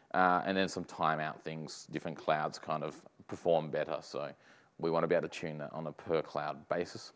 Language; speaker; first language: English; native; English